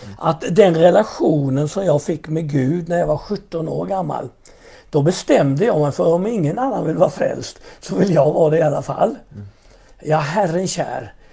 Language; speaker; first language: Swedish; native; Swedish